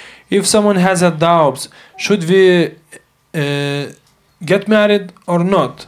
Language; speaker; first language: English; non-native, fluent; Lithuanian